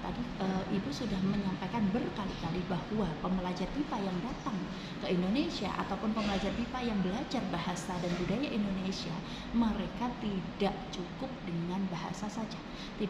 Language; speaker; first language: Indonesian; native; Indonesian